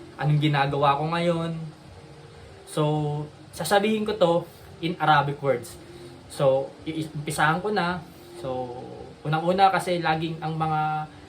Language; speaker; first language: Filipino; native; Filipino